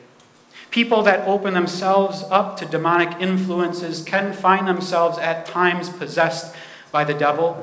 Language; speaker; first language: English; native; English